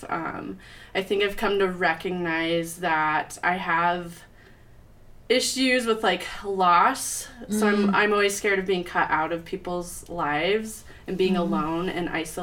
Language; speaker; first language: English; native; English